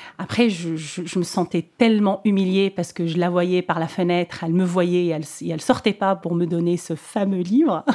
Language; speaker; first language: French; non-native, local second language; Arabic